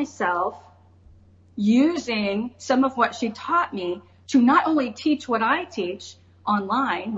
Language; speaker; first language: English; native; English